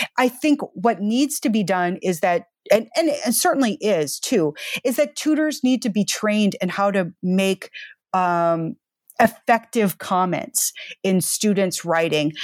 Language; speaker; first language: English; native; English